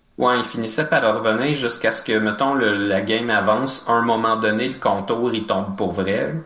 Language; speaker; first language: French; native; French